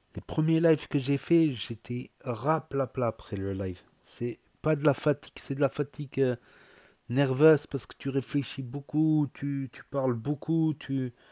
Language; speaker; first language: French; native; French